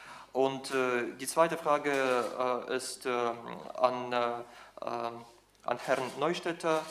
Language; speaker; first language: German; non-native, fluent; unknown